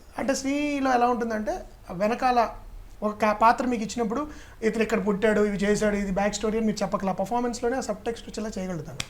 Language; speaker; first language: Telugu; native; Telugu